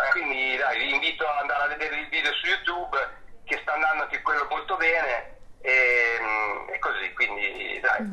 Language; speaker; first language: Italian; native; Italian